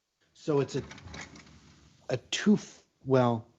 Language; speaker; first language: English; native; English